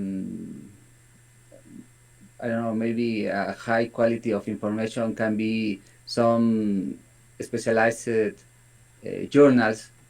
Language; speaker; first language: English; non-native, learner; Spanish